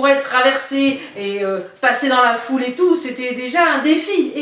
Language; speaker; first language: French; native; French